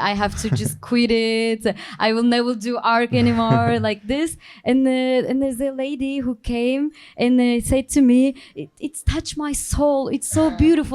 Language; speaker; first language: English; non-native, learner; Turkish